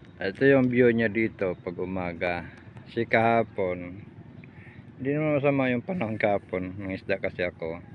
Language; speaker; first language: Filipino; non-native, local second language; Cebuano